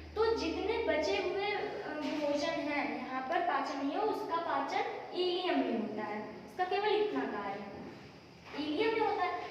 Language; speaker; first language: Hindi; native; Hindi